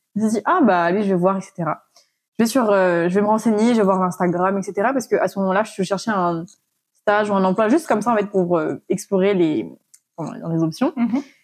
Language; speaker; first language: French; non-native, local second language; Malagasy